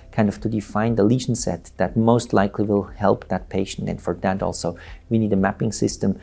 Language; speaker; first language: English; non-native, fluent; Swiss German